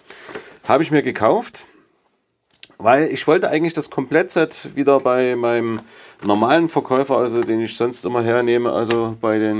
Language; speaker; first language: German; native; German